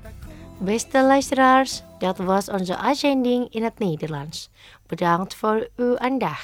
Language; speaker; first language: Dutch; non-native, fluent; Indonesian